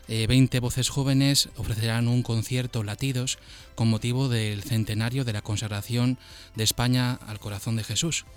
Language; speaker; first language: Spanish; native; Spanish